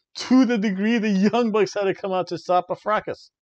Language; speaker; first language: English; native; English